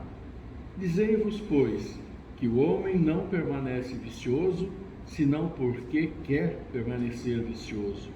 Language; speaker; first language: Portuguese; native; Portuguese